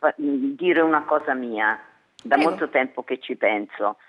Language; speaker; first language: Italian; native; Italian